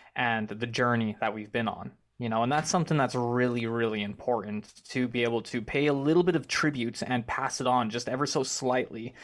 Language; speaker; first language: English; native; English